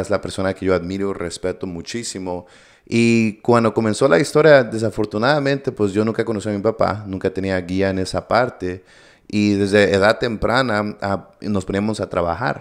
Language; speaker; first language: Spanish; early bilingual, heritage; Spanish